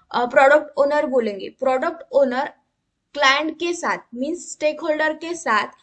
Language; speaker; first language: Hindi; non-native, local second language; Marathi